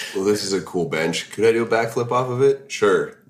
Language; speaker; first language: English; native; English